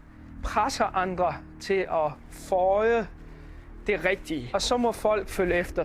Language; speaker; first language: Danish; early bilingual, other home language; Arabic